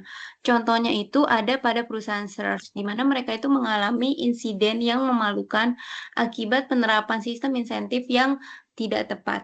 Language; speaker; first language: Indonesian; native; Indonesian